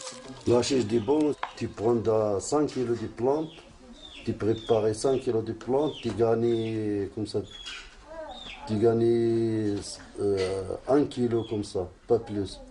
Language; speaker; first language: French; non-native, learner; Arabic